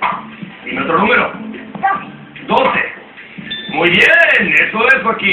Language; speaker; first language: Spanish; native; Spanish